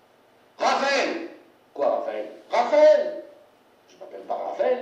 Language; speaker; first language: French; native; French